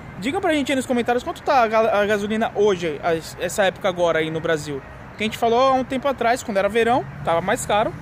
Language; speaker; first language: Portuguese; native; Portuguese